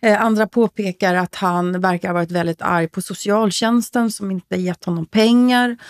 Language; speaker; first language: Swedish; native; Swedish